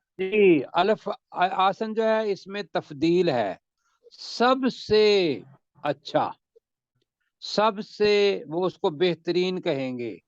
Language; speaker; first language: Urdu; non-native, local second language; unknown